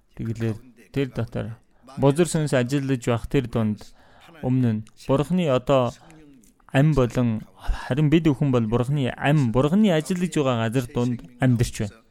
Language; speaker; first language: Mongolian; non-native, fluent; Korean